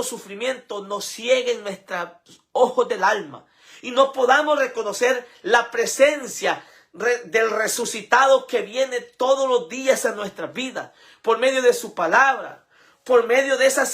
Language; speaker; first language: Spanish; native; Spanish